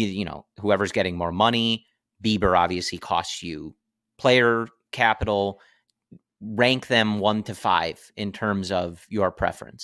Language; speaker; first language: English; native; English